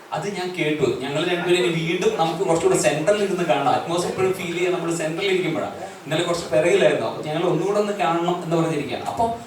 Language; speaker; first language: Malayalam; native; Malayalam